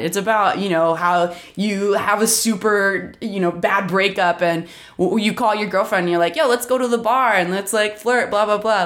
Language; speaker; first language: English; native; English